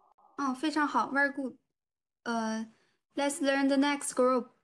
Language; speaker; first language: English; non-native, learner; Chinese